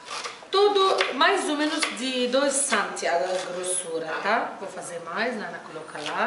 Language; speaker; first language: Portuguese; non-native, fluent; Arabic